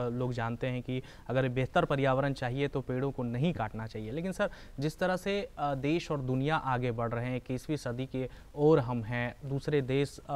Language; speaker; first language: Hindi; native; Hindi